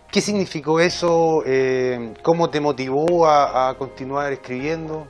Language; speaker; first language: Spanish; native; Spanish